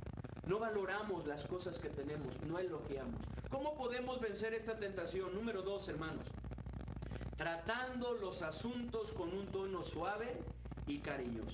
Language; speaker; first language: Spanish; native; Spanish